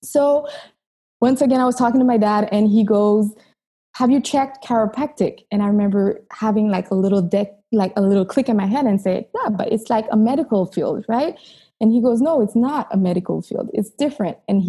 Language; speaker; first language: English; non-native, fluent; Haitian Creole